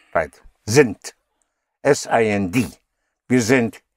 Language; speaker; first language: German; non-native, fluent; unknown